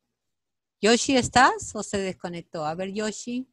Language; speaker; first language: Spanish; native; Spanish